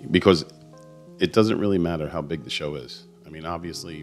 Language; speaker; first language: English; native; English